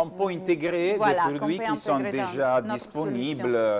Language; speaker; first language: French; non-native, learner; Italian